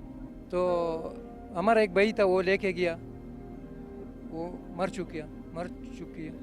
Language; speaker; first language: Hindi; non-native, local second language; Pashto